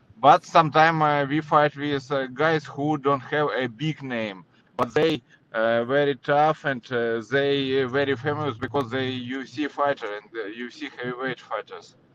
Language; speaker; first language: English; non-native, learner; Russian